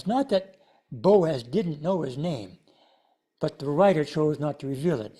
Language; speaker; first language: English; native; English